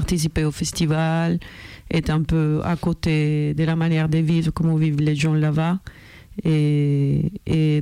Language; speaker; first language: French; non-native, fluent; Spanish